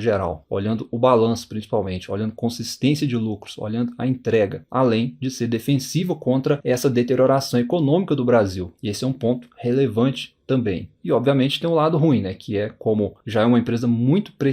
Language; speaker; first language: Portuguese; native; Portuguese